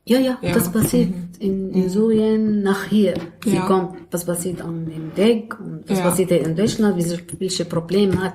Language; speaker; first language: German; non-native, learner; Arabic